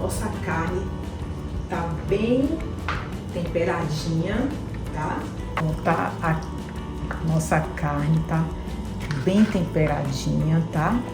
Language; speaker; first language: Portuguese; native; Portuguese